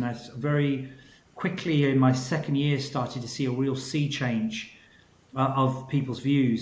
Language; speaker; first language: English; native; English